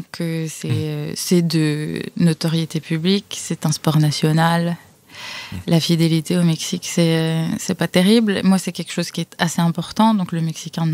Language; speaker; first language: French; native; French